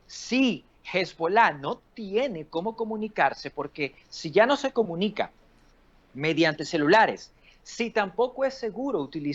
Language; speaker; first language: Spanish; native; Spanish